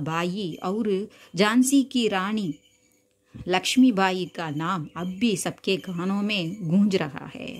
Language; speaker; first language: Hindi; non-native, local second language; Tamil